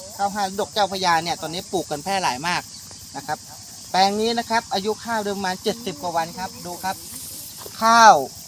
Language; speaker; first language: Thai; native; Thai